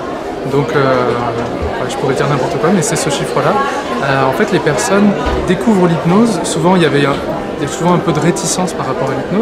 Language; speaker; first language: French; native; French